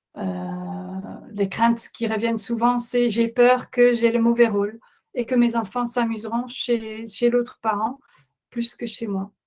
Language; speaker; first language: French; non-native, fluent; Dutch